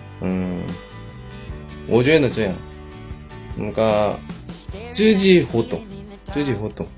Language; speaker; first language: Chinese; non-native, learner; Korean